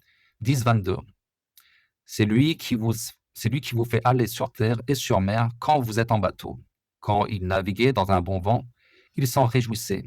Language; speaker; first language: French; native; French